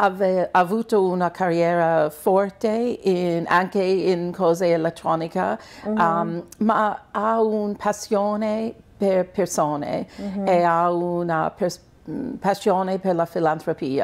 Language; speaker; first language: Italian; non-native, fluent; English